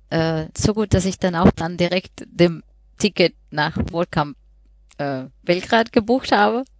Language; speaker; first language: German; non-native, fluent; Spanish